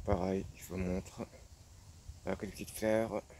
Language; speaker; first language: French; non-native, fluent; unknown